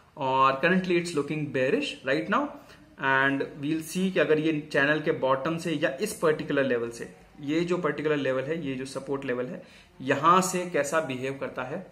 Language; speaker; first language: Hindi; native; Hindi